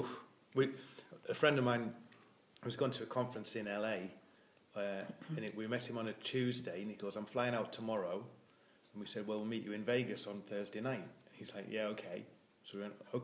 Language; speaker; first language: English; native; English